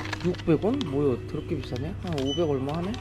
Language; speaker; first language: Korean; native; Korean